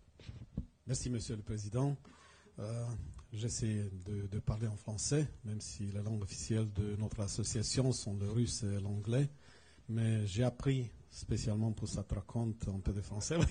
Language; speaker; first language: French; non-native, fluent; Romanian